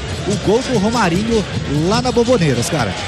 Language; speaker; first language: Portuguese; native; Portuguese